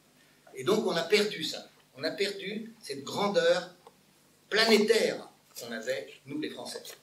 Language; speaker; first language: French; native; French